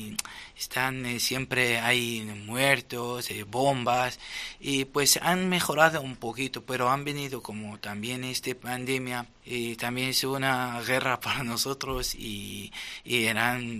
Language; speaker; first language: Spanish; non-native, fluent; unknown